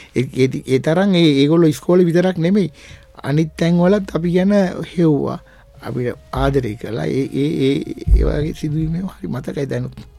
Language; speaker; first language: Sinhala; non-native, local second language; Tamil